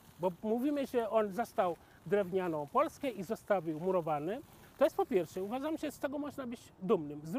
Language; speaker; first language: Polish; non-native, fluent; Wolof